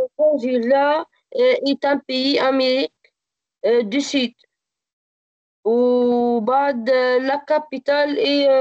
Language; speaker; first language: French; non-native, learner; Arabic